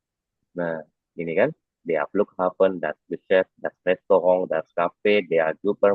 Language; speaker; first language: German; non-native, fluent; Indonesian